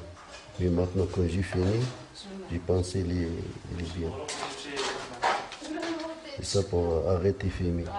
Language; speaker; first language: French; non-native, local second language; Arabic